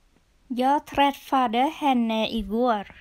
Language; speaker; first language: Swedish; non-native, fluent; Vietnamese